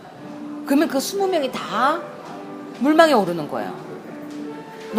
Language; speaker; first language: Korean; native; Korean